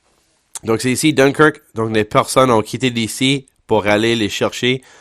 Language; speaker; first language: French; non-native, local second language; English